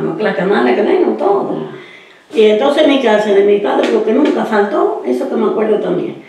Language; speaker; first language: Spanish; native; Spanish